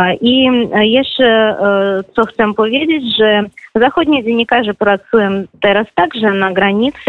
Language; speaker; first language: Polish; non-native, fluent; Belarusian